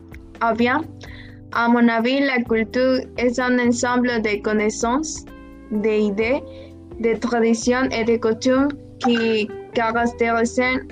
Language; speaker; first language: French; non-native, learner; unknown